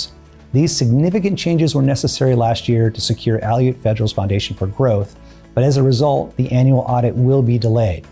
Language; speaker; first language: English; native; English